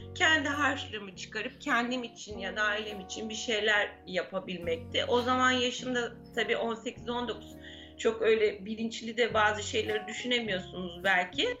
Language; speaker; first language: Turkish; native; Turkish